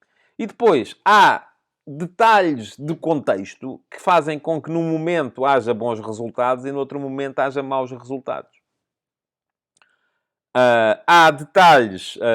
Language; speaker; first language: Portuguese; native; Portuguese